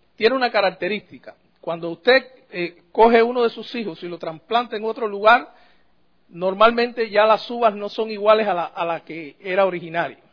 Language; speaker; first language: Spanish; native; Spanish